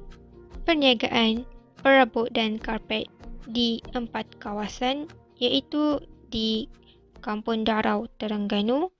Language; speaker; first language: Malay; native; Malay